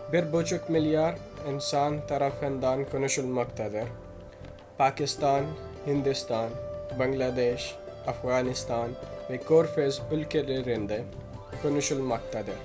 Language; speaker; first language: Turkish; non-native, learner; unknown